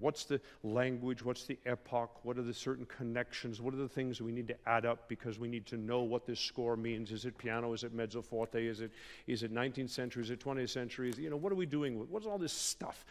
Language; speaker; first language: English; native; English